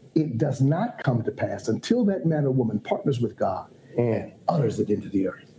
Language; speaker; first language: English; native; English